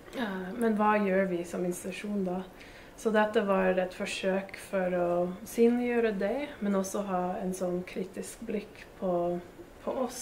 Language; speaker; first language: Norwegian; non-native, fluent; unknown